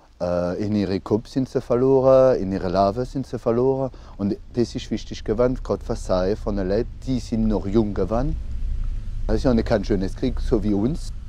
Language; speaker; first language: German; non-native, local second language; Swiss German